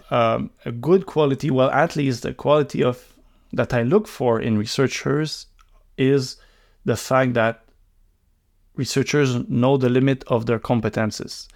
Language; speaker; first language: English; non-native, local second language; French